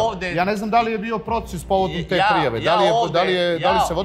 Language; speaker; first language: Serbian; native; Serbian